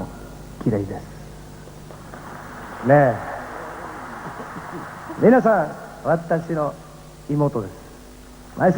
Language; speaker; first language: Japanese; non-native, learner; Spanish